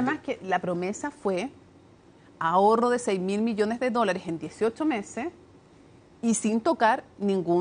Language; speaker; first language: Spanish; native; Spanish